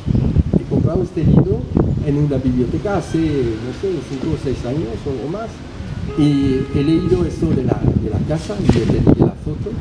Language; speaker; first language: Spanish; early bilingual, heritage; French